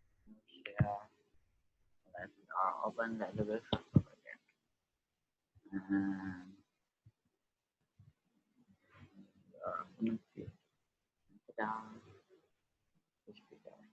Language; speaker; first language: English; non-native, learner; Indonesian